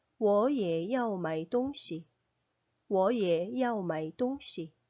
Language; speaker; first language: Chinese; non-native, fluent; Korean